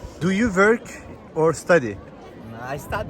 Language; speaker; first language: English; non-native, learner; Turkish